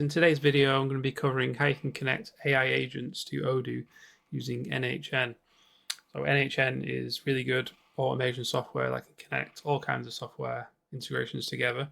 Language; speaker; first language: English; native; English